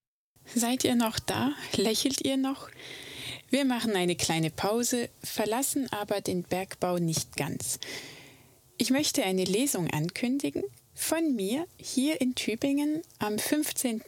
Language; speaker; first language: German; native; German